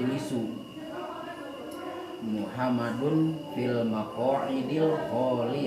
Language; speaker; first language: Arabic; non-native, learner; Indonesian